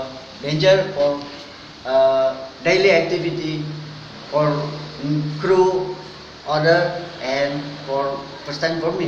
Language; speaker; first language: English; non-native, learner; Indonesian